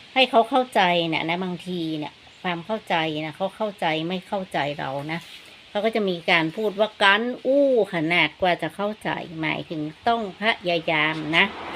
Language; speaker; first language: Thai; native; Thai